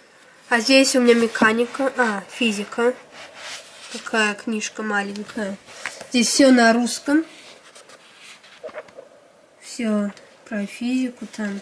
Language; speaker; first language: Russian; early bilingual, heritage; Russian